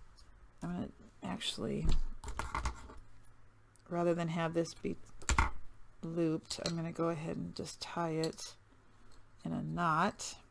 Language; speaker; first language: English; native; English